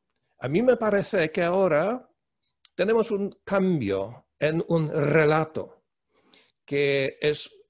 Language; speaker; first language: Spanish; non-native, fluent; Polish